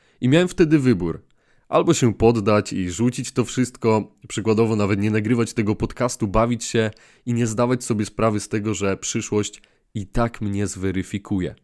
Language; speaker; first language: Polish; native; Polish